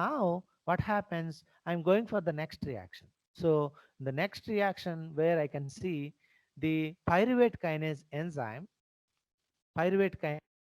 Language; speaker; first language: English; non-native, local second language; Telugu